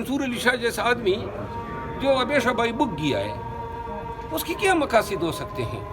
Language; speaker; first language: Urdu; non-native, local second language; Pashto